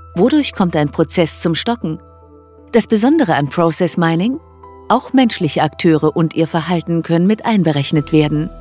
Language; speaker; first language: German; native; German